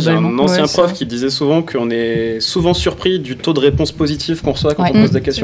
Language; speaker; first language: French; native; French